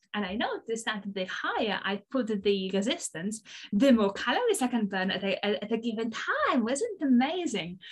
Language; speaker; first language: English; non-native, fluent; Polish